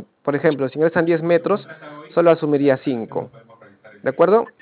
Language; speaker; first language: Spanish; native; Spanish